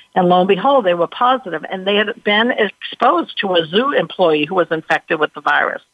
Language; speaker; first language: English; native; English